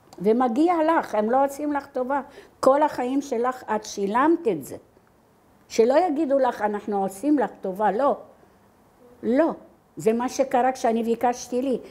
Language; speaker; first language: Hebrew; non-native, fluent; Arabic